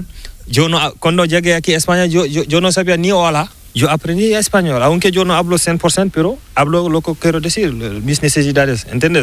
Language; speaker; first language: Spanish; non-native, learner; Fula